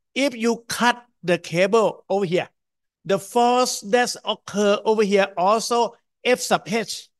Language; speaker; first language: English; non-native, fluent; Thai